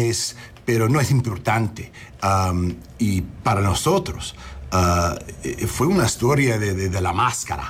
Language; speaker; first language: Spanish; non-native, learner; English